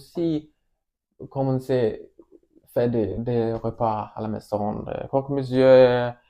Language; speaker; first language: French; non-native, learner; Swedish